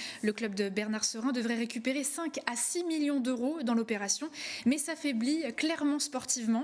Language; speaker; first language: French; native; French